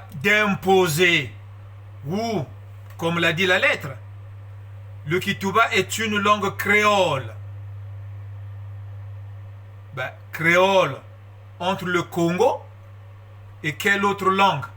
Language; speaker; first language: French; non-native, local second language; Kongo